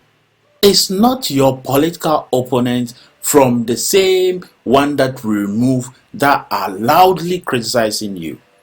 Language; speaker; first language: English; non-native, local second language; Akan